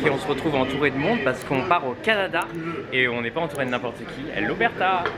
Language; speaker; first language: French; native; French